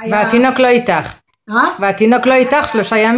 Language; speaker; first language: Hebrew; native; Hebrew